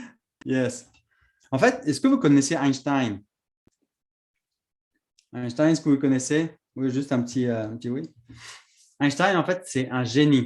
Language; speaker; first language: French; native; French